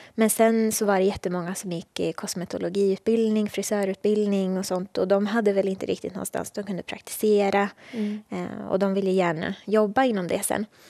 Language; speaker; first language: Swedish; early bilingual, other home language; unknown